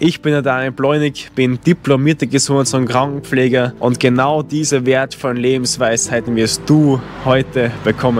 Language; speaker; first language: German; native; German